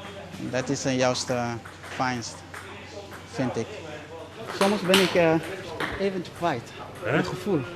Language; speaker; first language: Dutch; non-native, learner; Somali